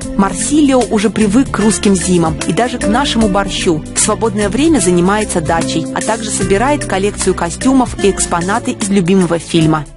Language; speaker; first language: Russian; native; Russian